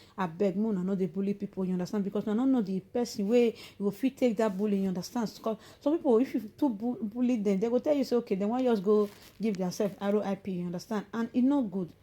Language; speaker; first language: Nigerian Pidgin; native; Nigerian Pidgin